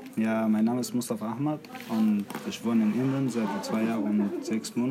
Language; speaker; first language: German; non-native, learner; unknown